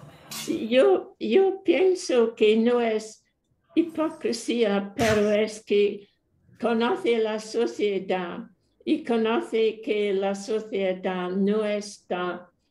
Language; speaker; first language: Spanish; non-native, fluent; English